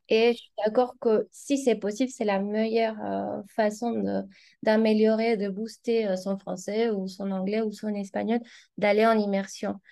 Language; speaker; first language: French; non-native, fluent; Spanish